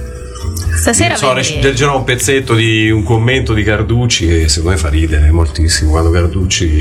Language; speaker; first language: Italian; native; Italian